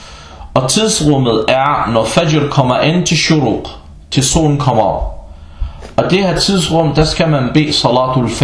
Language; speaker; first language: Danish; non-native, fluent; Arabic